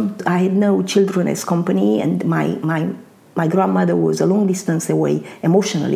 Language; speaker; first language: English; non-native, fluent; Romanian